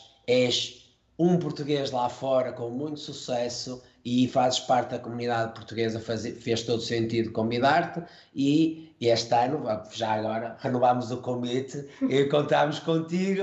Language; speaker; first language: Portuguese; native; Portuguese